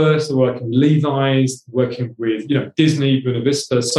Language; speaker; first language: English; native; English